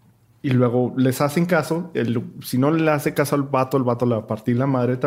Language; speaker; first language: Spanish; native; Spanish